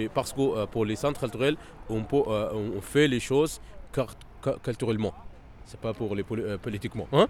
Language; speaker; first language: French; non-native, fluent; Arabic